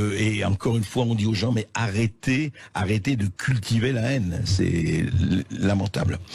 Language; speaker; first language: French; native; French